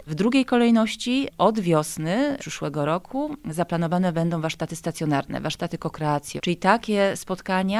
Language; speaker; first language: Polish; native; Polish